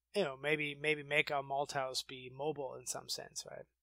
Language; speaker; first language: English; non-native, fluent; German